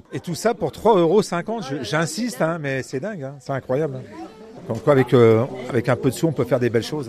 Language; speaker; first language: French; native; French